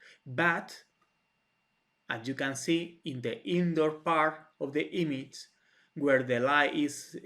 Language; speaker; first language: English; non-native, fluent; Spanish